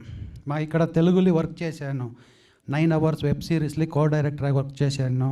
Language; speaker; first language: Telugu; non-native, learner; Kannada